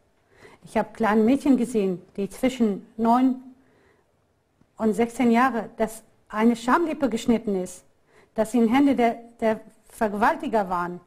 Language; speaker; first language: German; non-native, fluent; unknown